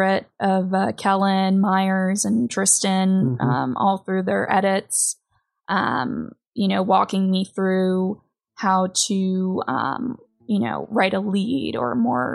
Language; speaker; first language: English; native; English